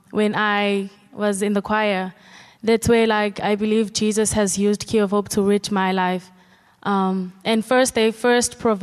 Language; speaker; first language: English; non-native, local second language; Zulu